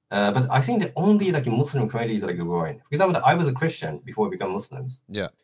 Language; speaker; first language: English; non-native, fluent; Japanese